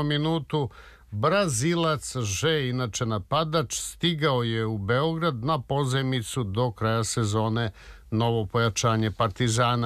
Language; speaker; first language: Serbian; native; Serbian